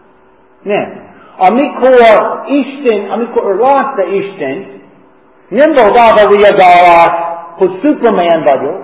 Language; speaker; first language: Hungarian; non-native, learner; English